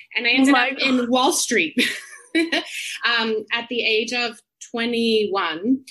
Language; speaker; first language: English; non-native, fluent; Spanish